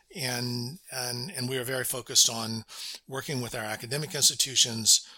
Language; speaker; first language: English; native; English